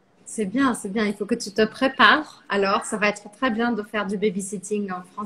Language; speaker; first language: French; non-native, fluent; Portuguese